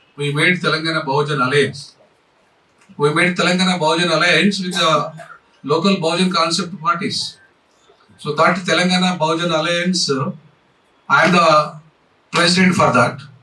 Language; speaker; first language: English; non-native, local second language; Telugu